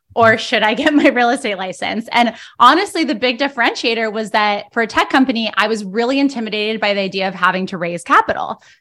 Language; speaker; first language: English; early bilingual, other home language; Spanish